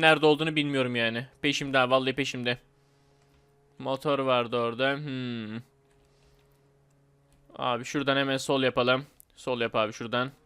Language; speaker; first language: Turkish; native; Turkish